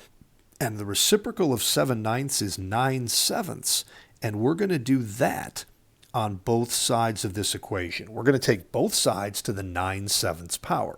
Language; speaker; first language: English; native; English